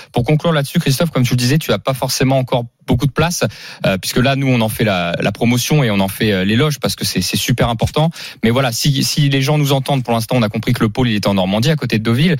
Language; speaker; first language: French; native; French